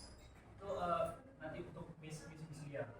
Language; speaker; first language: Indonesian; native; Indonesian